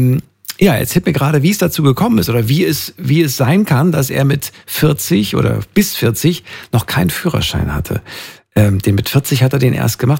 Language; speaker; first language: German; native; German